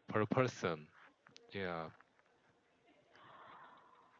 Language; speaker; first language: English; non-native, learner; Korean